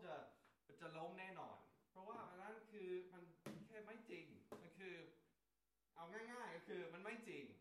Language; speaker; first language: Thai; non-native, fluent; English